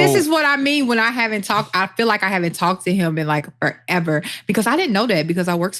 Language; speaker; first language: English; native; English